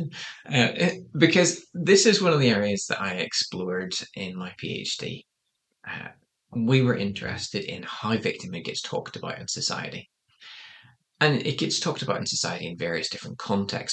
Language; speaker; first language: English; native; English